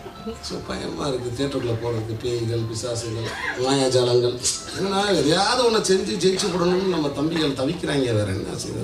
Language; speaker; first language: Tamil; native; Tamil